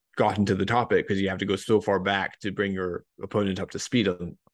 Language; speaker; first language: English; native; English